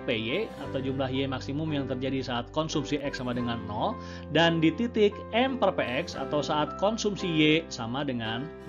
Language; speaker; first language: Indonesian; native; Indonesian